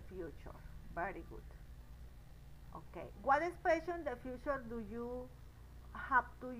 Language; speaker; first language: English; non-native, learner; Spanish